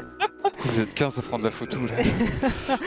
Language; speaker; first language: French; native; French